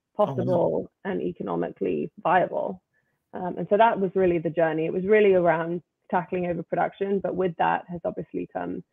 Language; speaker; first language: English; native; English